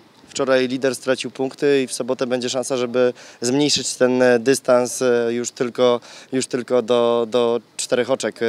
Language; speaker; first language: Polish; native; Polish